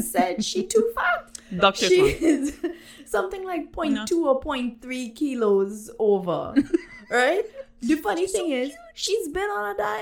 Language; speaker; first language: English; native; English